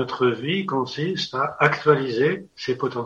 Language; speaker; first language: French; native; French